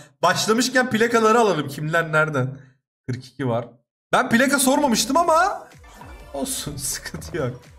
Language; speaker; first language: Turkish; native; Turkish